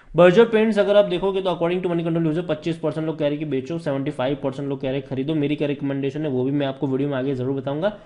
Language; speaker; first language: Hindi; native; Hindi